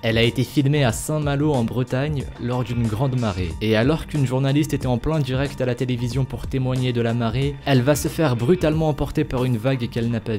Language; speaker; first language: French; native; French